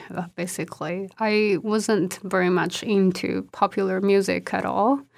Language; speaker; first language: English; non-native, fluent; Chinese